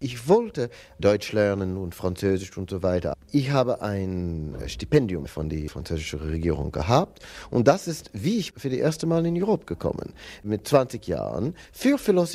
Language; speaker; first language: German; non-native, fluent; English